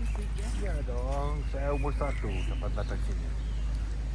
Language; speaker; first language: Indonesian; non-native, learner; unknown